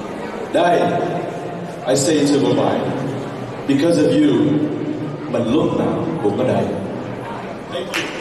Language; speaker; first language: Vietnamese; early bilingual, heritage; Vietnamese